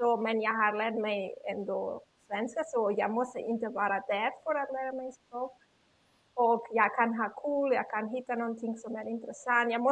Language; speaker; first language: Swedish; non-native, fluent; Catalan